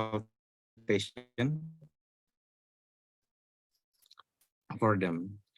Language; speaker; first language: English; non-native, learner; Indonesian